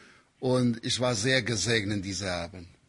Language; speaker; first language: German; non-native, fluent; Albanian